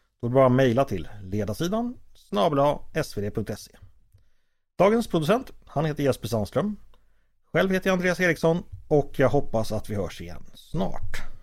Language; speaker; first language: Swedish; native; Swedish